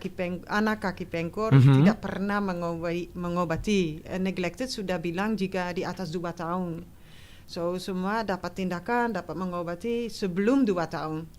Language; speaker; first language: Indonesian; non-native, fluent; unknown